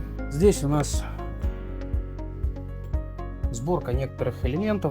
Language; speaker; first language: Russian; native; Russian